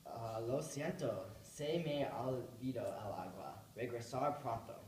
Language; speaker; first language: Spanish; non-native, learner; English